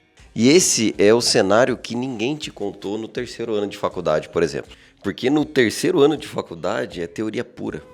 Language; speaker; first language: Portuguese; native; Portuguese